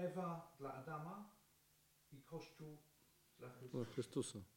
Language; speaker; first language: Polish; non-native, fluent; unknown